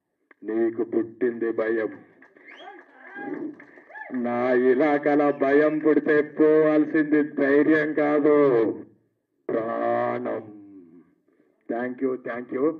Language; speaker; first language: Telugu; native; Telugu